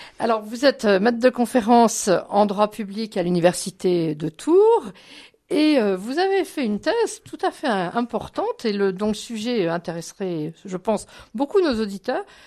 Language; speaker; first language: French; native; French